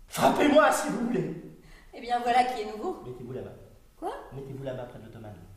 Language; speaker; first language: French; native; French